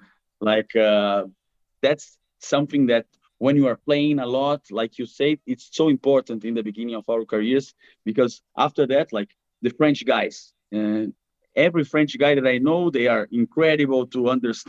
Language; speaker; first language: English; non-native, fluent; Portuguese